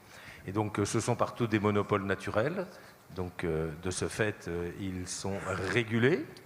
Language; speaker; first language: French; native; French